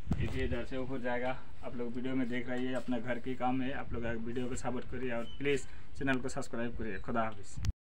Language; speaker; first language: Hindi; non-native, local second language; Bangla